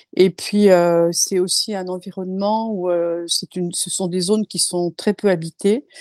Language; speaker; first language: French; native; French